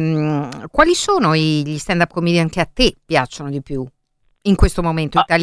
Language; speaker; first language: Italian; native; Italian